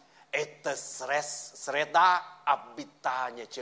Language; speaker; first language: Russian; non-native, learner; Vietnamese